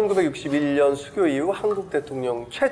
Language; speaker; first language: Korean; native; Korean